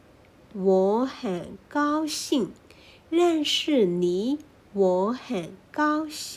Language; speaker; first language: Chinese; non-native, fluent; Burmese